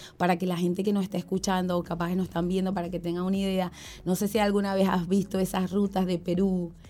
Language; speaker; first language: Spanish; native; Spanish